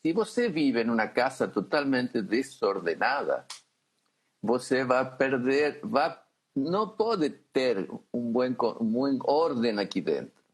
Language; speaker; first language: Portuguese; non-native, fluent; Spanish